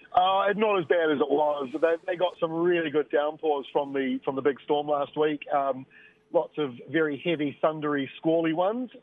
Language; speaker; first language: English; native; English